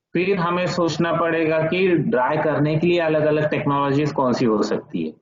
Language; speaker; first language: Hindi; non-native, local second language; Marathi